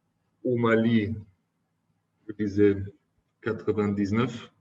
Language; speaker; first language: French; non-native, fluent; German